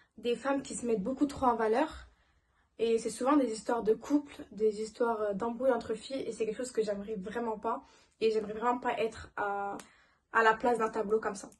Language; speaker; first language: French; native; French